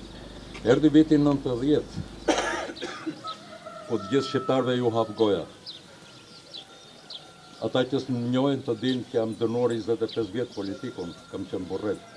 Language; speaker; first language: Albanian; native; Albanian